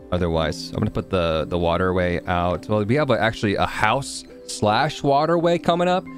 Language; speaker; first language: English; native; English